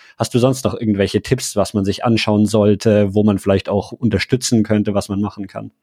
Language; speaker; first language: German; native; German